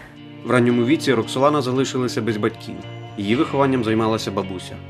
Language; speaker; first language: Ukrainian; native; Ukrainian